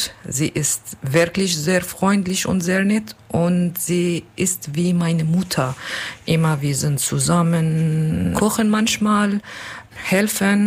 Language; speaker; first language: German; non-native, learner; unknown